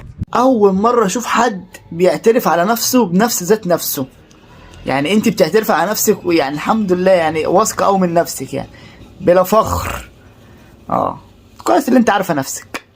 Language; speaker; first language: Arabic; native; Arabic